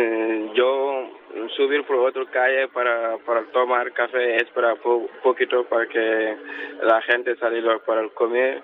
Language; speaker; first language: Spanish; non-native, learner; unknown